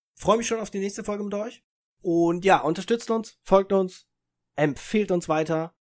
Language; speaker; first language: German; early bilingual, other home language; Italian